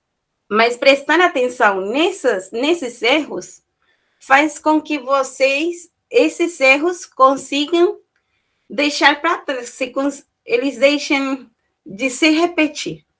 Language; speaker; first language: Portuguese; non-native, fluent; Spanish